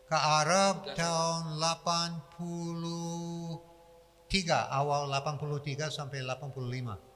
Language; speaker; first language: Indonesian; non-native, fluent; English